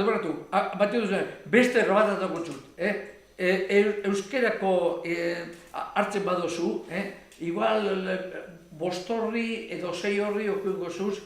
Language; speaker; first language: Basque; native; Basque